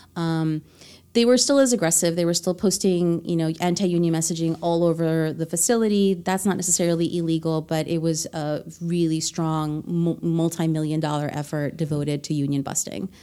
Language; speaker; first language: English; non-native, fluent; Spanish